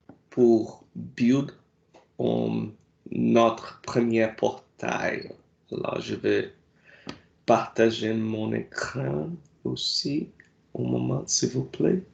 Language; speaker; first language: French; non-native, learner; Portuguese